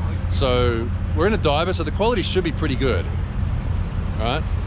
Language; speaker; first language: English; native; English